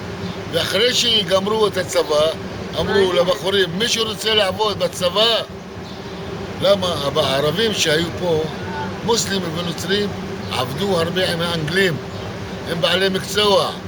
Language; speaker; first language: Hebrew; non-native, local second language; Arabic